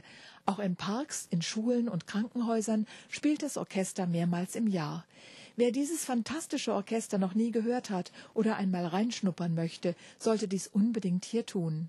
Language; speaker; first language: German; native; German